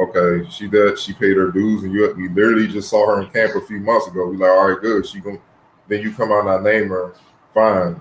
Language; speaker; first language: English; native; English